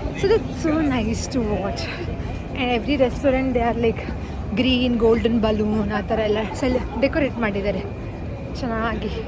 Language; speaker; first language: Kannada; non-native, local second language; Konkani